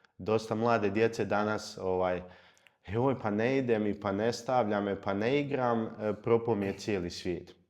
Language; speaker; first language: Croatian; native; Croatian